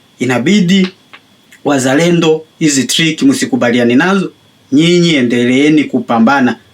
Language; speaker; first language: Swahili; native; Swahili